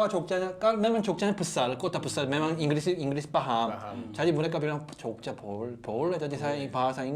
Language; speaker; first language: Indonesian; non-native, learner; Korean